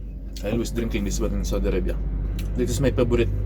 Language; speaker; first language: English; non-native, local second language; Filipino